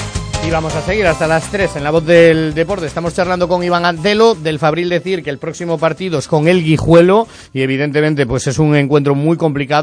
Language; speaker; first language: Spanish; native; Spanish